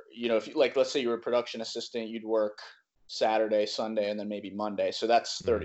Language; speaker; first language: English; native; English